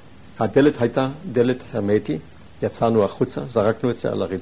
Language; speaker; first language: Hebrew; non-native, fluent; German